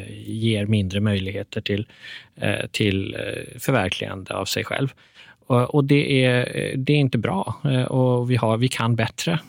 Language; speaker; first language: Swedish; early bilingual, other home language; Persian